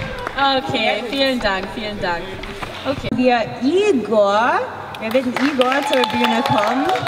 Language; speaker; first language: German; non-native, fluent; English